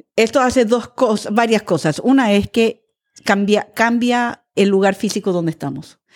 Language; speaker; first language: Spanish; early bilingual, other home language; English